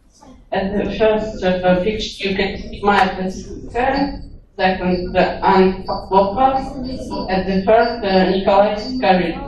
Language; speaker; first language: English; non-native, learner; Russian